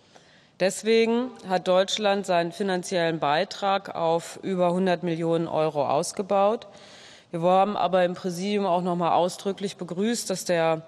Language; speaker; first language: German; native; German